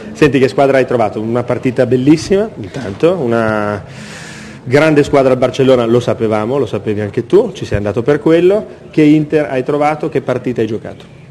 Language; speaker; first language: Italian; native; Italian